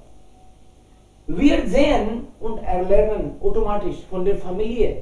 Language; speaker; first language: German; non-native, learner; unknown